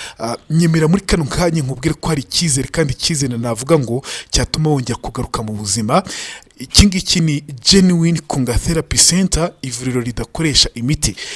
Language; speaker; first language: Kinyarwanda; native; Kinyarwanda